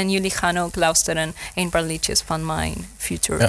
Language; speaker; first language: Dutch; non-native, learner; Spanish